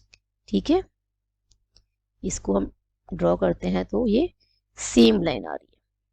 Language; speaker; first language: Hindi; native; Hindi